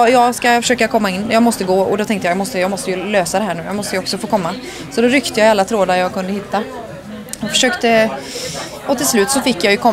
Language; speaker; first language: Swedish; native; Swedish